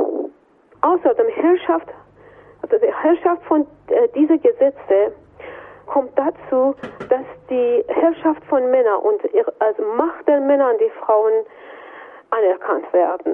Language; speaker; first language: German; non-native, fluent; Persian